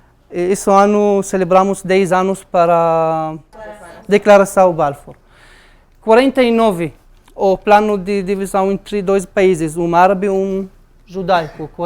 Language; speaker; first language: Portuguese; non-native, learner; Arabic